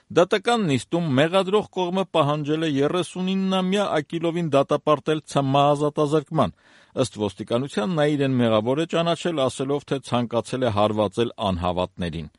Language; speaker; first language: Armenian; native; Armenian